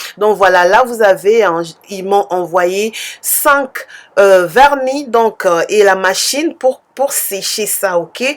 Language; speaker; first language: French; non-native, local second language; Lingala